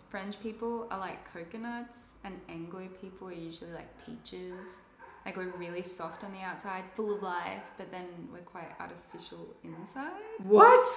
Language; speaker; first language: English; native; English